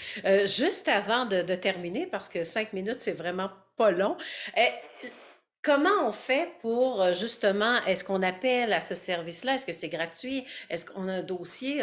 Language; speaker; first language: French; native; French